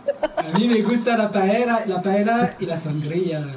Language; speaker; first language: Spanish; non-native, learner; French